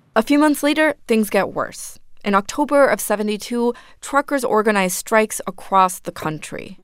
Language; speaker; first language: English; non-native, fluent; Spanish